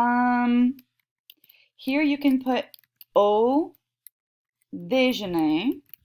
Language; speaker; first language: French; non-native, fluent; English